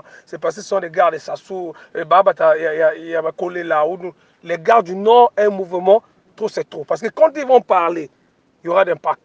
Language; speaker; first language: French; non-native, local second language; Lingala